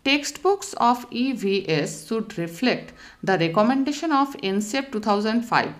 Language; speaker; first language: English; non-native, local second language; Bangla